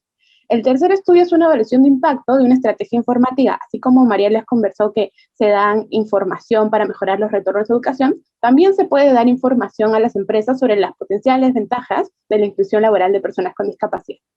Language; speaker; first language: Spanish; native; Spanish